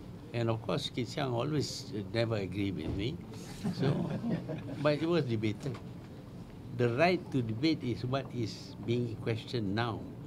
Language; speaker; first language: English; non-native, local second language; Malay